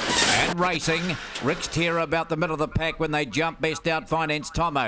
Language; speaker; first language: English; native; English